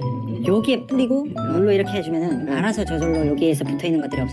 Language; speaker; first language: Korean; native; Korean